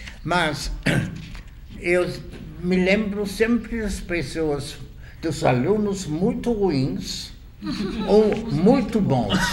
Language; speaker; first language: Portuguese; non-native, fluent; German